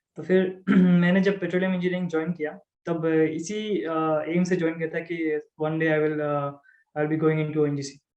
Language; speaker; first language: Hindi; non-native, local second language; Assamese